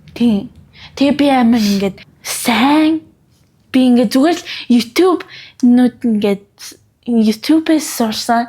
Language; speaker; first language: Mongolian; early bilingual, heritage; Mongolian